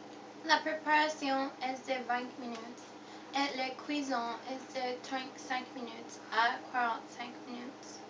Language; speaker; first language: French; non-native, learner; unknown